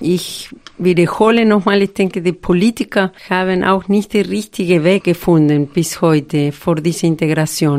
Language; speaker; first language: German; non-native, fluent; Spanish